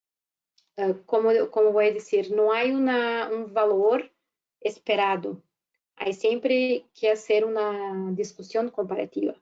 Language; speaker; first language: Spanish; non-native, fluent; Portuguese